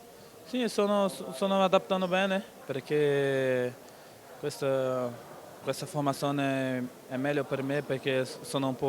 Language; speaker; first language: Italian; non-native, learner; Portuguese